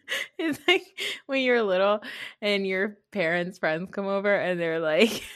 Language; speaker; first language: English; early bilingual, other home language; Hindi